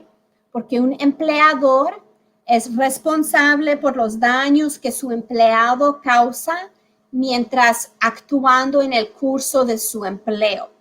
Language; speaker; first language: Spanish; early bilingual, heritage; Spanish